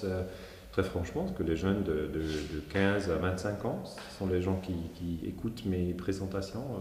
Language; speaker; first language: French; non-native, local second language; German